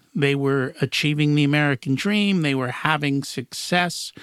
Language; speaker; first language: English; native; English